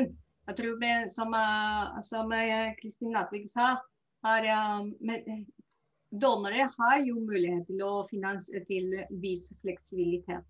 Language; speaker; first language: Norwegian; non-native, fluent; Spanish